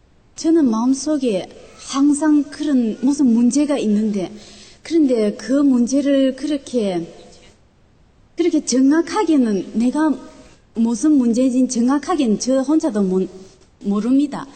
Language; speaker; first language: Korean; non-native, local second language; Chinese